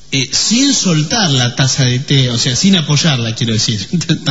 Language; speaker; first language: Spanish; native; Spanish